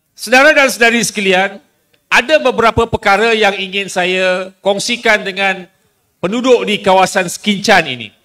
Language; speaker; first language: Malay; native; Malay